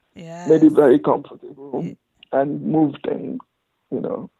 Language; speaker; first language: English; non-native, local second language; Igbo